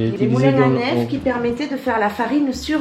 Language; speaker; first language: French; native; French